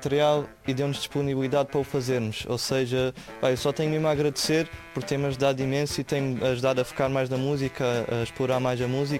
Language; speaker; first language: Portuguese; native; Portuguese